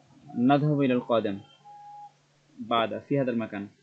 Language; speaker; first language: Arabic; non-native, learner; Bangla